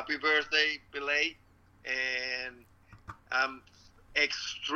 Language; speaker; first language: English; non-native, fluent; Spanish